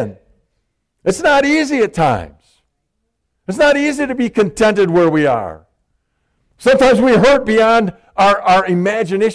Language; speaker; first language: English; native; English